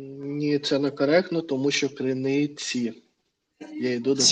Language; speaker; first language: Ukrainian; non-native, learner; Russian